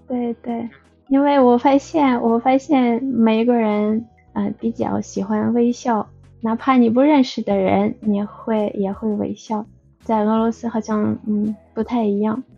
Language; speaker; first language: Chinese; non-native, fluent; Russian